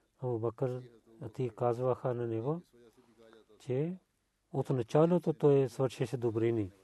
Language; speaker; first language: Bulgarian; non-native, learner; Urdu